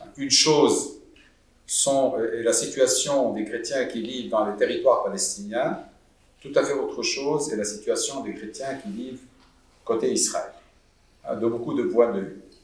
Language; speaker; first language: French; non-native, local second language; Arabic